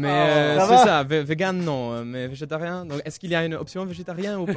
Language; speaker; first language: French; non-native, local second language; Dutch